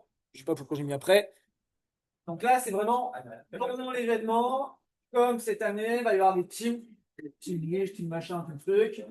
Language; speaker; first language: French; native; French